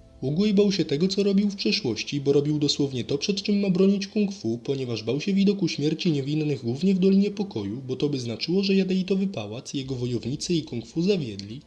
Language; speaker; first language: Polish; native; Polish